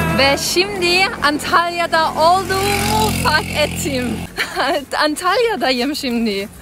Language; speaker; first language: Turkish; non-native, learner; German